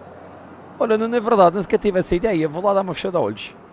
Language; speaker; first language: Portuguese; native; Portuguese